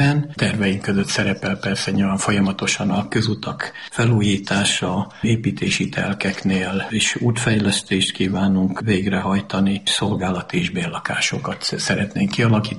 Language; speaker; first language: Hungarian; native; Hungarian